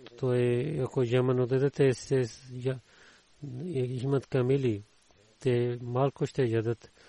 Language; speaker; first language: Bulgarian; non-native, learner; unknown